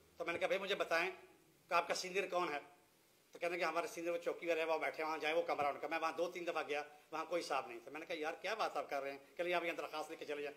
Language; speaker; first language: Urdu; non-native, local second language; Punjabi